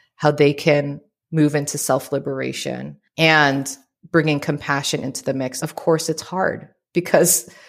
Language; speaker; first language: English; early bilingual, other home language; Filipino